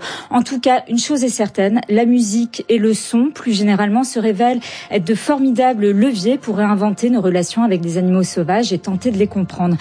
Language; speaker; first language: French; native; French